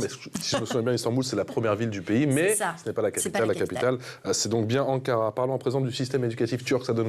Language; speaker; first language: French; native; French